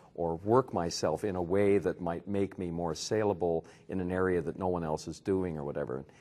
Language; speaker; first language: English; native; English